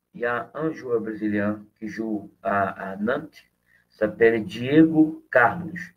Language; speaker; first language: French; non-native, fluent; Portuguese